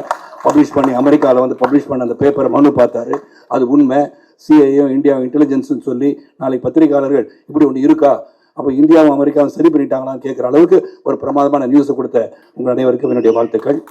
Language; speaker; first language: Tamil; native; Tamil